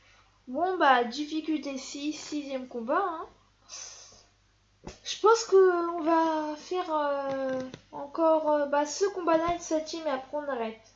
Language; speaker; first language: French; native; French